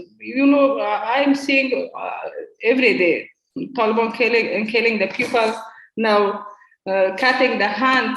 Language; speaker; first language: English; non-native, learner; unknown